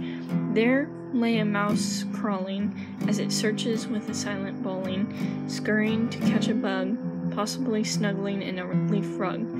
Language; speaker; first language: English; native; English